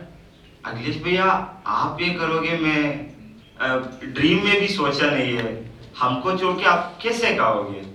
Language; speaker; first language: Hindi; non-native, local second language; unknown